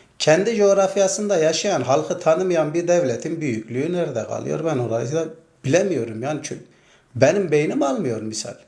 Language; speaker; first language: Turkish; non-native, local second language; Zaza